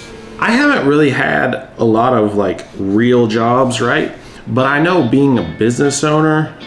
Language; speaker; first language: English; native; English